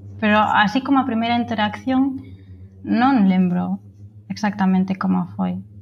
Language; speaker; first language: Galician; native; Galician